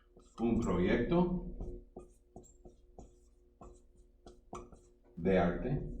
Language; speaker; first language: Spanish; non-native, fluent; English